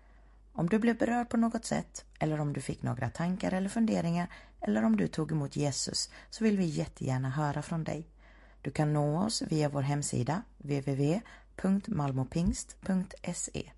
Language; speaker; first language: Swedish; native; Swedish